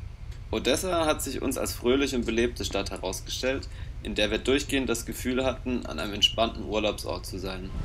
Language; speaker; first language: German; native; German